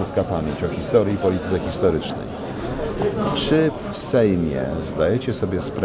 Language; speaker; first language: Polish; native; Polish